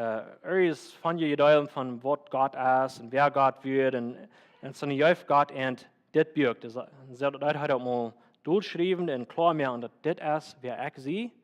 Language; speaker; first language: German; non-native, learner; Plautdietsch